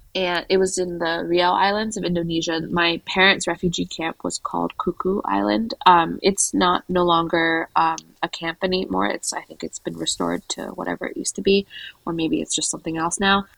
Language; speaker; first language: English; native; English